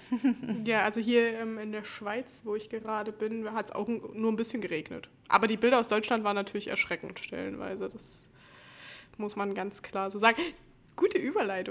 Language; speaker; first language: German; native; German